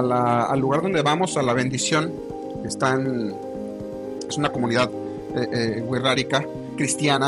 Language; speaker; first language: Spanish; native; Spanish